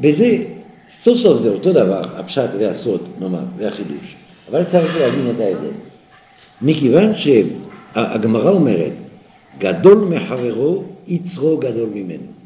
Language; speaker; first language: Hebrew; non-native, fluent; French